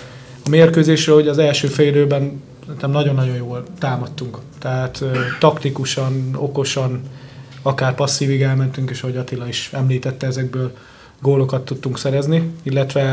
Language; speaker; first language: Hungarian; native; Hungarian